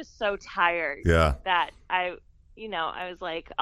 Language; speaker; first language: English; native; English